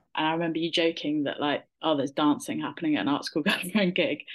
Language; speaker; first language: English; native; English